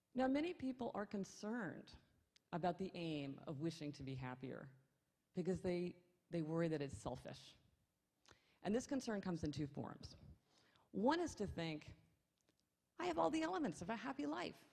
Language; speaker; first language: English; native; English